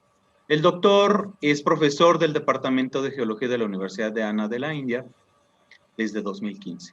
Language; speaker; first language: Spanish; native; Spanish